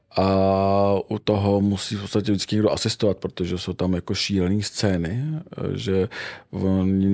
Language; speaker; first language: Czech; non-native, fluent; Armenian